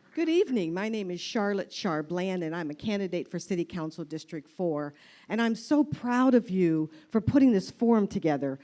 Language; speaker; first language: English; native; English